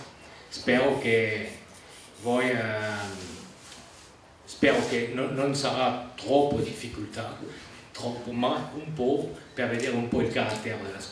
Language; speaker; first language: Italian; non-native, fluent; French